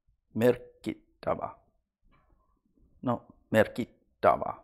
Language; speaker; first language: Finnish; non-native, learner; English